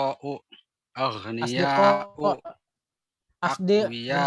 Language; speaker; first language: Arabic; non-native, learner; Indonesian